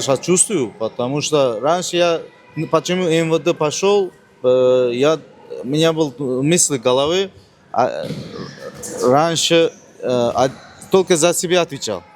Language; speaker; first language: Russian; non-native, learner; Uzbek